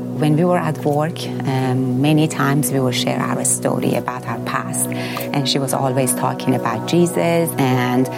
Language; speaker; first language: English; non-native, fluent; Persian